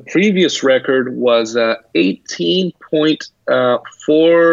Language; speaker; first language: English; early bilingual, other home language; Portuguese